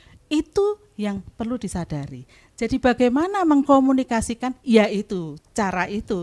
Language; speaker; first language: Indonesian; non-native, local second language; Javanese